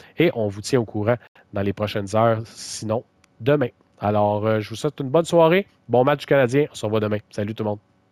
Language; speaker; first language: French; native; French